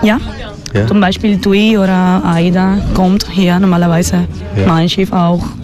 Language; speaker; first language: German; non-native, learner; Spanish